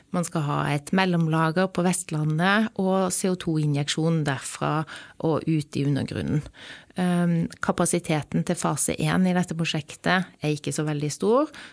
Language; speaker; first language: Norwegian; native; Norwegian